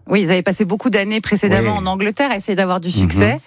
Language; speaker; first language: French; native; French